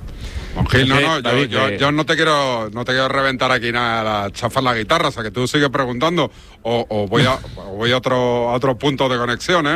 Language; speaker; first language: Spanish; native; Spanish